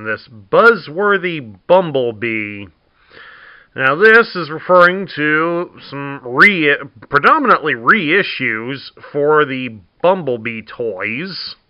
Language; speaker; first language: English; native; English